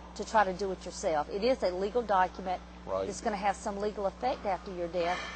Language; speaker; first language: English; native; English